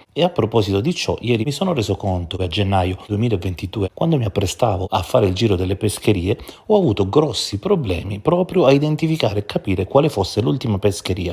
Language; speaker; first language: Italian; native; Italian